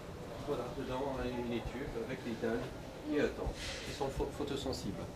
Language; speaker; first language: French; native; French